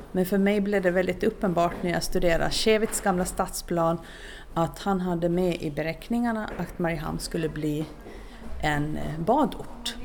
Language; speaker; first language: Swedish; native; Swedish